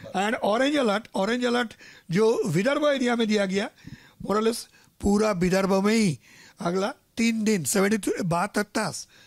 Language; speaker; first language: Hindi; non-native, local second language; Marathi